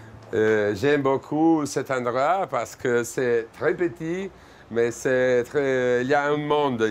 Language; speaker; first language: French; non-native, fluent; Italian